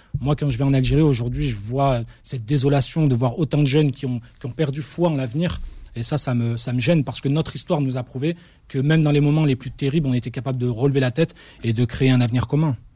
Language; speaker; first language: French; early bilingual, other home language; Arabic